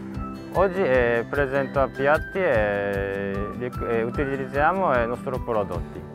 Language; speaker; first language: Italian; non-native, learner; Japanese